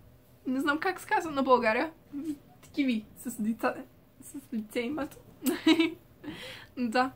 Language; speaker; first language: Bulgarian; early bilingual, heritage; Bulgarian